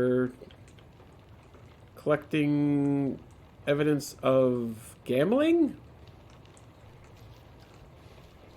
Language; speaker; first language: English; native; English